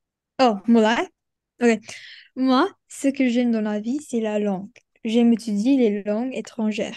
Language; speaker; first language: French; non-native, learner; Indonesian